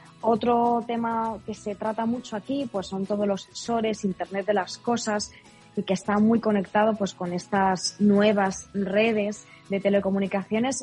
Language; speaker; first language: Spanish; native; Spanish